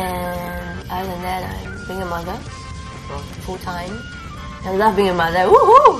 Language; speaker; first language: English; native; English